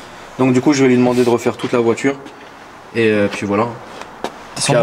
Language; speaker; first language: French; native; French